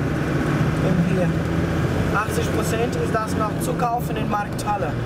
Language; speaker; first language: German; non-native, learner; Portuguese